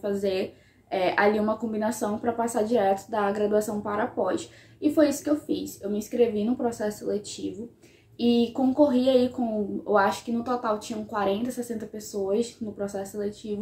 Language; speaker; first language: Portuguese; native; Portuguese